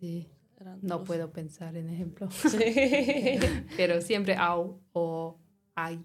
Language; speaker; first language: Spanish; non-native, learner; English